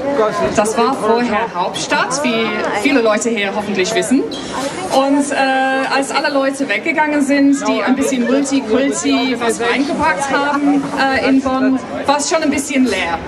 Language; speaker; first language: German; non-native, fluent; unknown